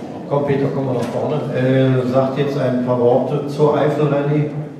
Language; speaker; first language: German; native; German